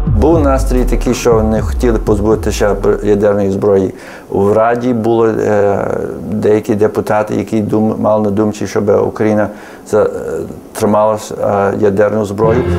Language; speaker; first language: Ukrainian; early bilingual, heritage; Ukrainian